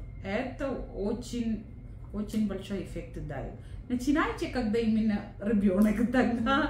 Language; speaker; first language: Russian; non-native, learner; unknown